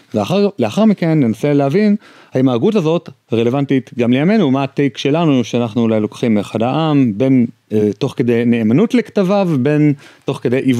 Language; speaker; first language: Hebrew; native; Hebrew